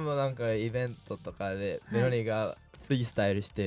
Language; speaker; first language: Japanese; non-native, fluent; English